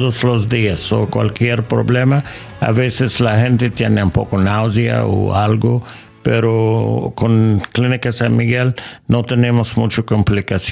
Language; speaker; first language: Spanish; non-native, fluent; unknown